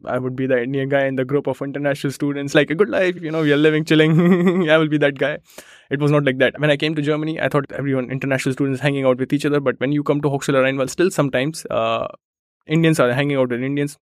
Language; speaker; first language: English; non-native, local second language; Hindi